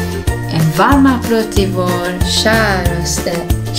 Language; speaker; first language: Swedish; non-native, fluent; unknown